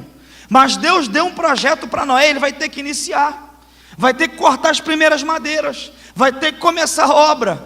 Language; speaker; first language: Portuguese; native; Portuguese